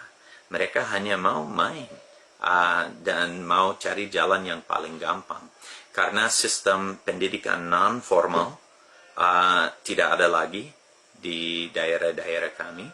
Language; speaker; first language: Indonesian; non-native, fluent; English